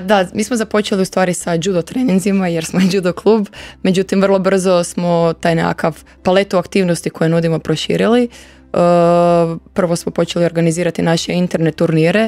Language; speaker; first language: Croatian; native; Croatian